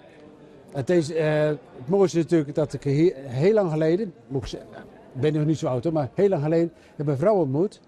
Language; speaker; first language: Dutch; native; Dutch